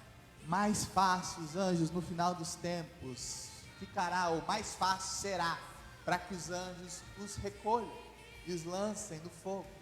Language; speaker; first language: Portuguese; native; Portuguese